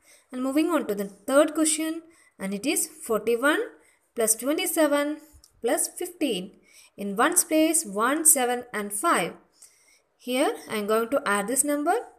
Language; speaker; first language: English; non-native, local second language; Malayalam